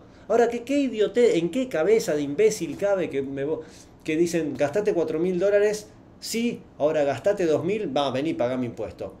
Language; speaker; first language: Spanish; native; Spanish